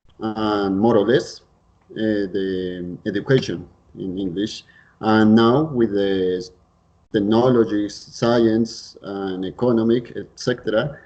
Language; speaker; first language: English; non-native, learner; Spanish